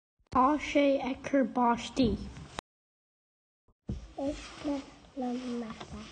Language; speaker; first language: Irish; non-native, learner; English